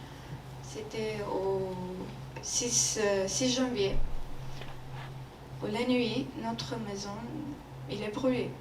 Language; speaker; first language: French; non-native, learner; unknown